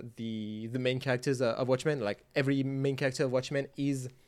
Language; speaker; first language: English; non-native, fluent; French